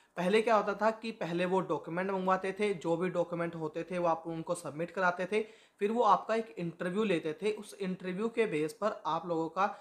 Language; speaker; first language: Hindi; native; Hindi